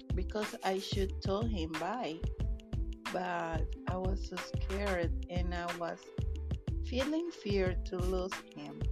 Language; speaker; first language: English; non-native, learner; Spanish